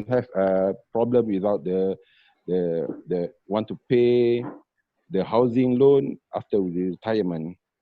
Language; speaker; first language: English; non-native, learner; Malay